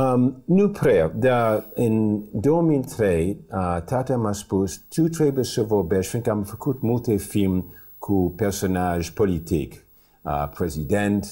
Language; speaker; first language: Romanian; early bilingual, heritage; English